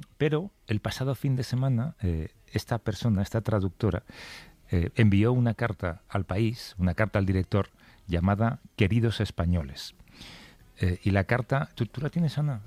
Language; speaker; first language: Spanish; native; Spanish